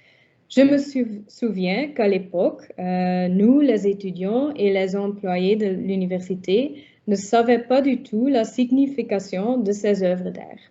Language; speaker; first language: French; non-native, local second language; Dutch